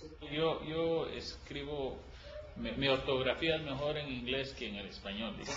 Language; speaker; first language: Spanish; early bilingual, heritage; Spanish